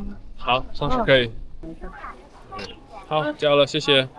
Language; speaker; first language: Chinese; non-native, fluent; English